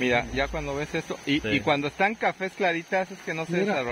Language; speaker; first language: Spanish; native; Spanish